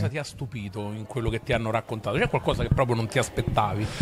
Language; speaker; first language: Italian; native; Italian